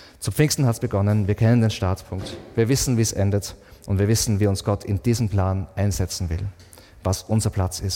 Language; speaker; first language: German; native; German